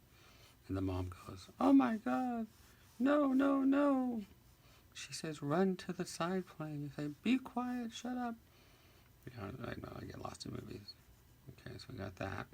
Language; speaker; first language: English; native; English